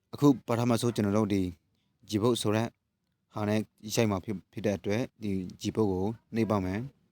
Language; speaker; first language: Burmese; non-native, local second language; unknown